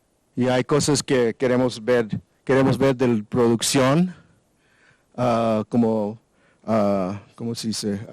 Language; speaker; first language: Spanish; non-native, learner; English